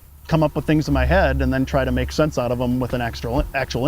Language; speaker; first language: English; native; English